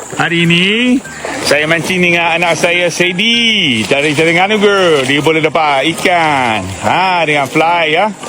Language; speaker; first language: Malay; non-native, learner; English